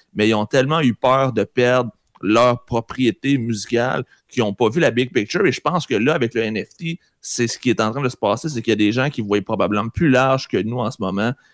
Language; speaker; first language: French; native; French